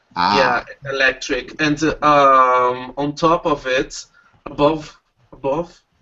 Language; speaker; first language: English; non-native, learner; Portuguese